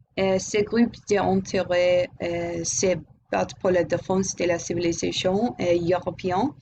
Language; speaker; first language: French; non-native, learner; English